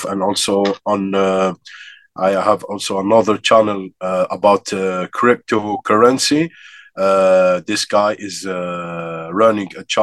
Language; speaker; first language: English; non-native, fluent; Arabic